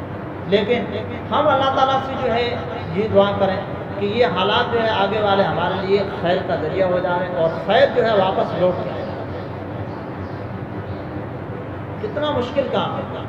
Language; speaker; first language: Urdu; native; Urdu